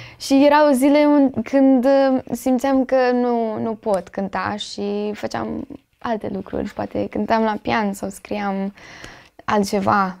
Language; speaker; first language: Romanian; early bilingual, heritage; Romanian